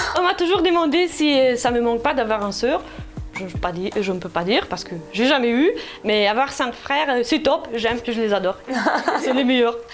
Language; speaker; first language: French; non-native, fluent; Romanian